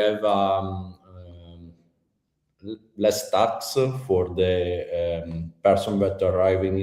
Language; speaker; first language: English; non-native, learner; Italian